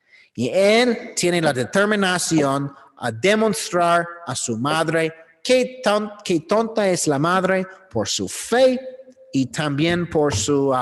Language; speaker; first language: Spanish; non-native, learner; English